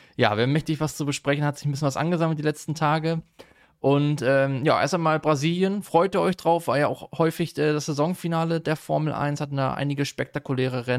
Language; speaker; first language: German; native; German